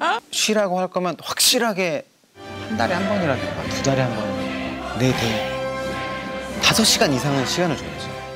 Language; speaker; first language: Korean; native; Korean